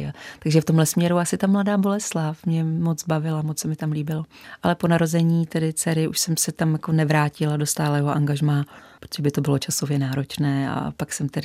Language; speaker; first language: Czech; native; Czech